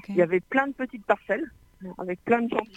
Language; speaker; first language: French; native; French